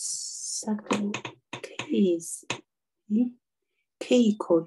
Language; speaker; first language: Japanese; non-native, learner; Chinese